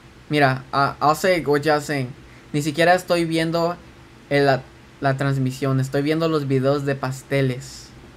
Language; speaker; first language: Spanish; early bilingual, heritage; Spanish